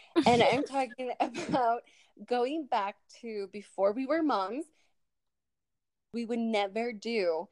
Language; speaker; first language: English; early bilingual, other home language; Spanish